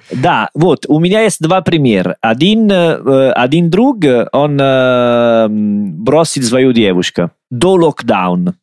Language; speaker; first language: Russian; non-native, learner; Italian